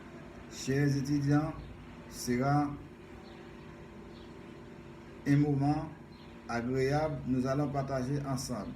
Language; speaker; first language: French; non-native, fluent; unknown